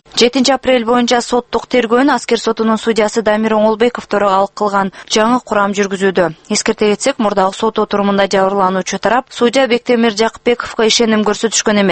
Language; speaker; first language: Kyrgyz; native; Kyrgyz